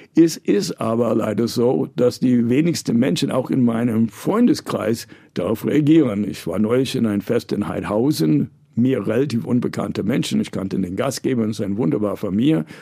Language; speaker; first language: German; non-native, fluent; English